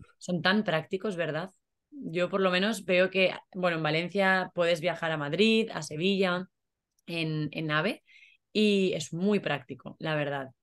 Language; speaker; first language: Spanish; native; Spanish